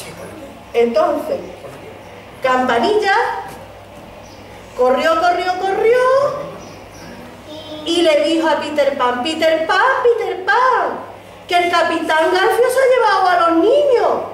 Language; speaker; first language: Spanish; native; Spanish